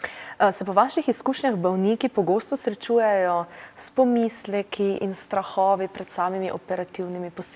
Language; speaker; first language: Slovenian; native; Slovenian